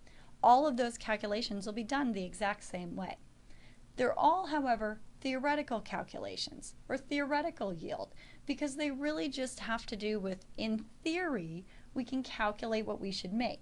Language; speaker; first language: English; native; English